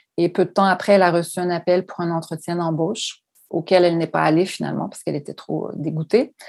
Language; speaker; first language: French; native; French